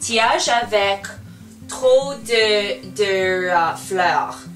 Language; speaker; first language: French; non-native, learner; English